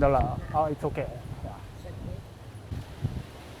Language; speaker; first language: English; non-native, learner; Japanese